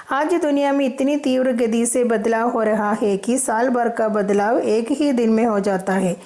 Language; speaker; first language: Hindi; non-native, local second language; Malayalam